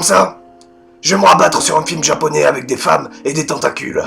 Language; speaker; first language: French; native; French